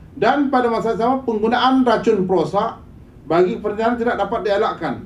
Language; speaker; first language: Malay; native; Malay